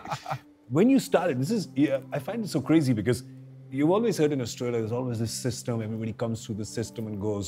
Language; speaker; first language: English; non-native, local second language; Hindi